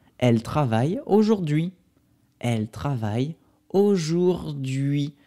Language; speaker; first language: French; non-native, fluent; Spanish